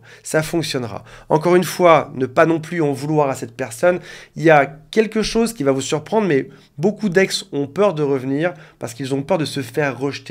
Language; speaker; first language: French; native; French